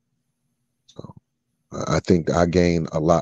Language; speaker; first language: English; early bilingual, other home language; Filipino